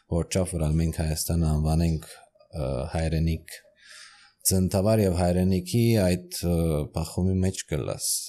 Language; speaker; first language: Armenian; early bilingual, heritage; Armenian